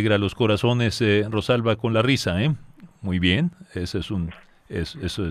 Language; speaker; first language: Spanish; native; Spanish